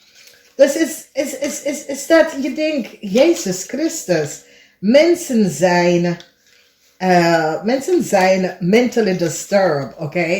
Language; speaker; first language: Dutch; non-native, fluent; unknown